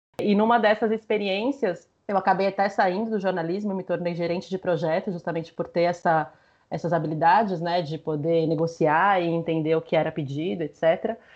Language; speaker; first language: Portuguese; early bilingual, other home language; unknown